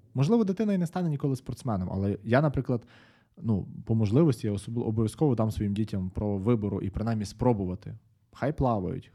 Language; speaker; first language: Ukrainian; native; Ukrainian